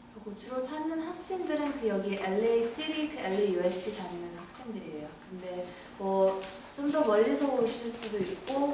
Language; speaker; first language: Korean; early bilingual, heritage; English